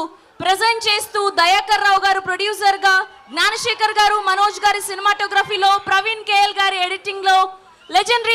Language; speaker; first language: Telugu; native; Telugu